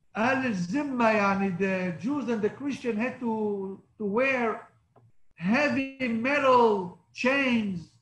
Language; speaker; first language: English; non-native, fluent; Hebrew